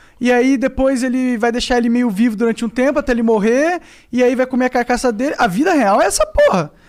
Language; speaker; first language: Portuguese; native; Portuguese